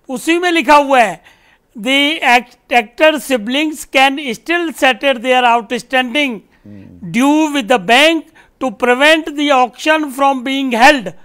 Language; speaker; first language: Hindi; native; Hindi